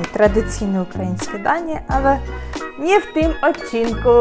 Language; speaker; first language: Polish; non-native, fluent; Ukrainian